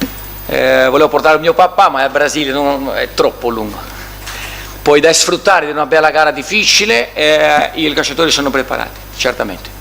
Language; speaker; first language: Italian; non-native, fluent; Portuguese